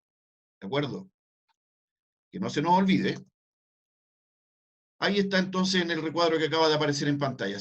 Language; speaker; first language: Spanish; native; Spanish